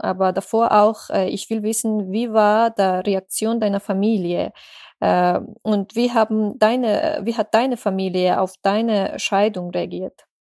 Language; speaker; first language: German; non-native, fluent; Persian